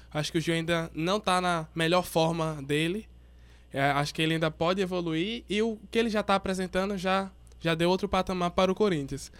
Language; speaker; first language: Portuguese; native; Portuguese